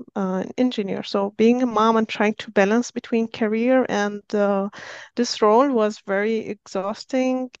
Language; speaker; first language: English; non-native, fluent; Arabic